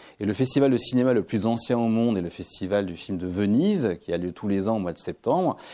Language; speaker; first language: French; native; French